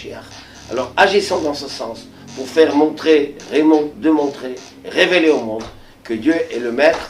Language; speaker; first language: French; native; French